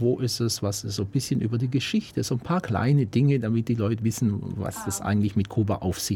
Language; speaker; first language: German; native; German